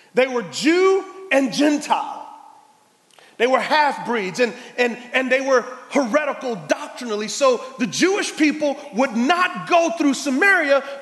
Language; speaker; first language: English; native; English